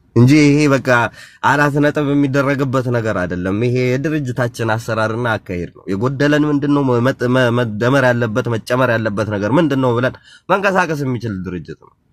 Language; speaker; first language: Amharic; non-native, local second language; Tigrinya